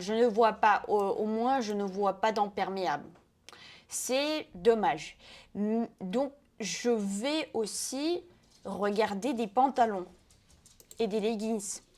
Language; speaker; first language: French; non-native, fluent; Russian